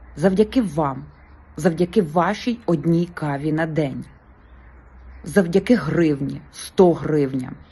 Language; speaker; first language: Ukrainian; native; Ukrainian